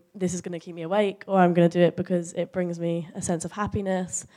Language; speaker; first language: English; native; English